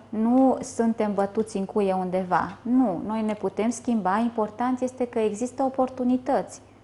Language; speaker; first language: Romanian; native; Romanian